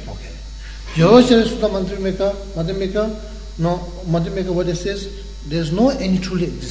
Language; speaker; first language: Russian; non-native, learner; Tibetan